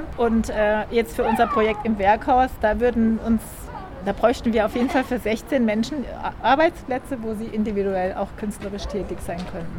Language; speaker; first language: German; native; German